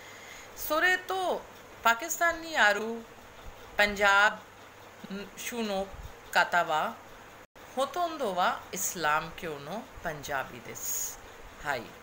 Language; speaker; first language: Japanese; non-native, fluent; Hindi